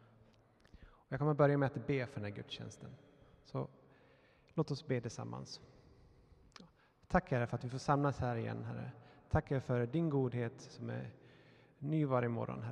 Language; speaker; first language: Swedish; native; Swedish